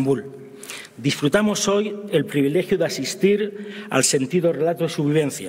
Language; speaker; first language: Spanish; native; Spanish